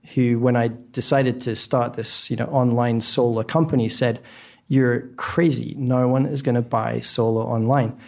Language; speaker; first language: English; native; English